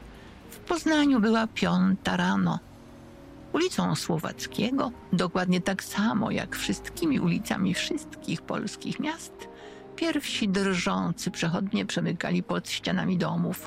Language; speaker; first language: Polish; native; Polish